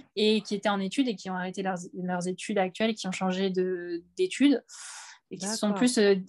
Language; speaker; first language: French; native; French